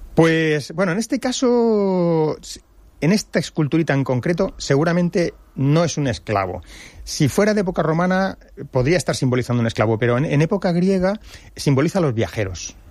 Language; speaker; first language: Spanish; native; Spanish